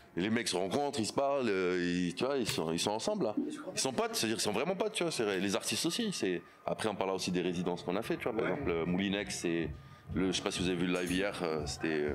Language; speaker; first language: French; native; French